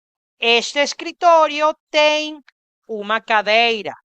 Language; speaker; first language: Portuguese; non-native, fluent; Spanish